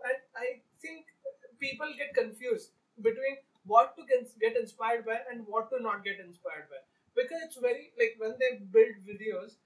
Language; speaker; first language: English; non-native, local second language; Marathi